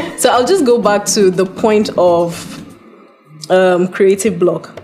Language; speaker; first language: English; non-native, local second language; Hausa